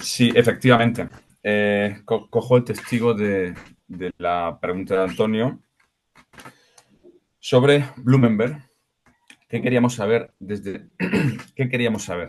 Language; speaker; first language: Spanish; native; Spanish